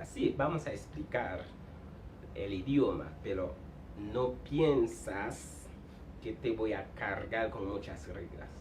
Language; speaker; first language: Spanish; non-native, fluent; Haitian Creole